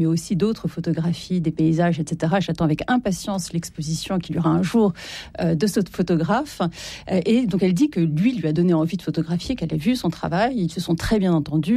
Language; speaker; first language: French; native; French